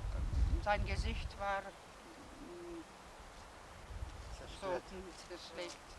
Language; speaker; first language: German; non-native, fluent; Lithuanian